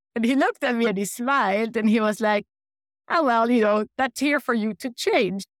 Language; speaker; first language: English; non-native, fluent; German